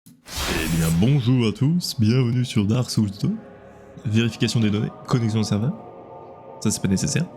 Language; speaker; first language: French; native; French